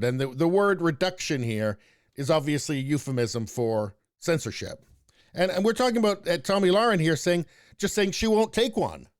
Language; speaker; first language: English; native; English